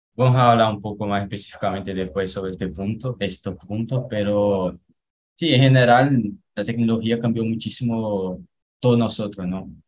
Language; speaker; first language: Spanish; non-native, fluent; Portuguese